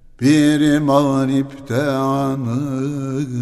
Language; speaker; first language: Turkish; native; Turkish